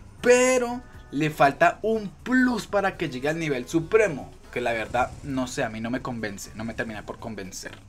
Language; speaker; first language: Spanish; native; Spanish